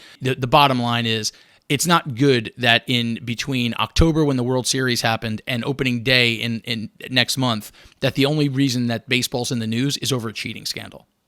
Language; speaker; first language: English; native; English